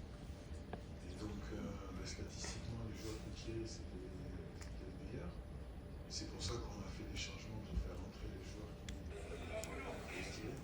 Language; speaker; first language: French; native; French